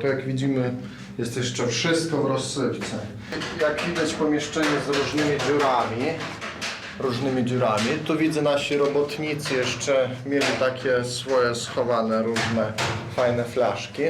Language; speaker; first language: Polish; non-native, fluent; Belarusian